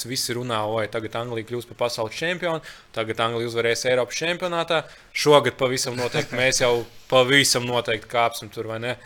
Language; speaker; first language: Latvian; early bilingual, other home language; Lithuanian